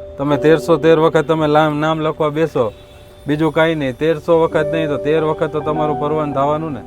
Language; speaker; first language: Gujarati; non-native, local second language; Sindhi